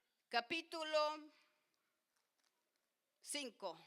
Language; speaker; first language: Spanish; native; Spanish